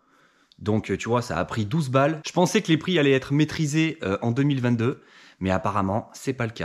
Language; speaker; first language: French; native; French